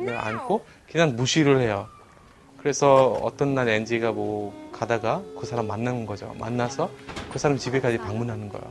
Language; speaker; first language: Korean; non-native, fluent; Bangla